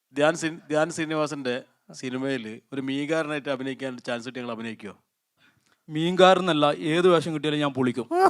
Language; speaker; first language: Malayalam; native; Malayalam